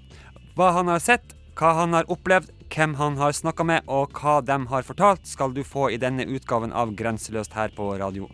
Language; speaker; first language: Norwegian; native; Norwegian